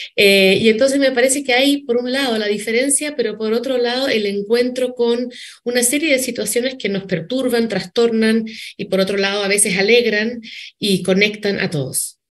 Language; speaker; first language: Spanish; native; Spanish